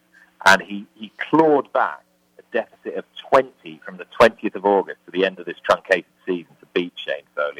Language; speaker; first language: English; native; English